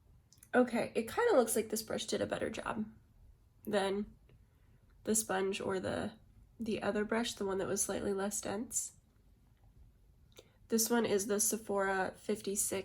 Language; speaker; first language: English; native; English